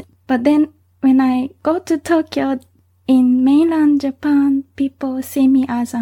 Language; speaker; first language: English; non-native, fluent; Japanese